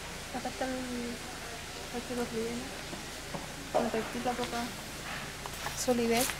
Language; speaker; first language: Spanish; native; Spanish